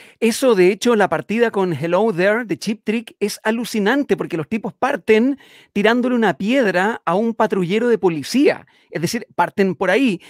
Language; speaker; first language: Spanish; native; Spanish